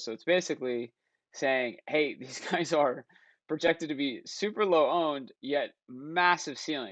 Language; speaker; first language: English; native; English